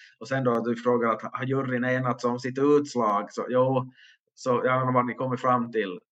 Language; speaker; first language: Swedish; native; Swedish